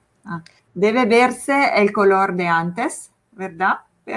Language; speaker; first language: Spanish; non-native, fluent; Italian